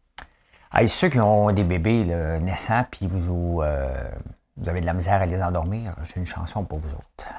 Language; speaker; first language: French; native; French